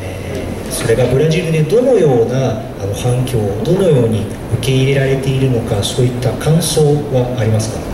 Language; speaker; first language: Japanese; non-native, fluent; Portuguese